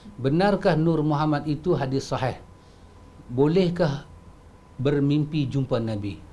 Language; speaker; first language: Malay; native; Malay